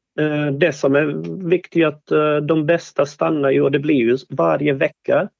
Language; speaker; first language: Swedish; non-native, fluent; Bosnian